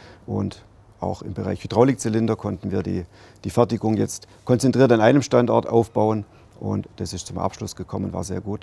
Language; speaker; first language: German; native; German